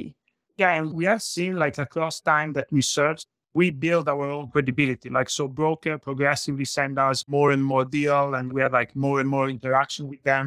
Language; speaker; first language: English; non-native, fluent; Italian